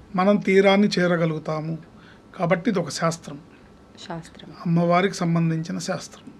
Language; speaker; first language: Telugu; native; Telugu